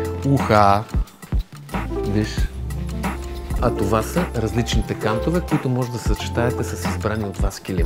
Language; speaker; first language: Bulgarian; native; Bulgarian